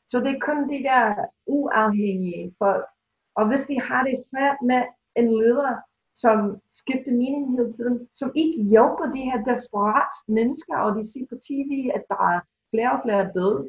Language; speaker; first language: Danish; non-native, fluent; English